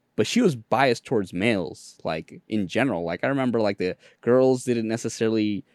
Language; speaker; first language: English; early bilingual, other home language; Bangla